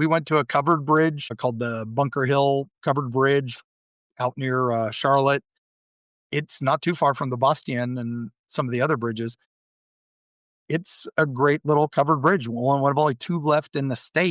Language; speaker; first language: English; native; English